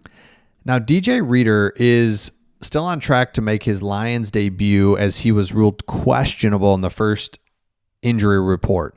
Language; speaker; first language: English; native; English